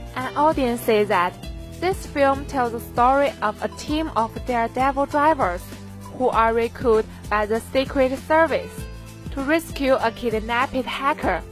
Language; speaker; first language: English; non-native, learner; Chinese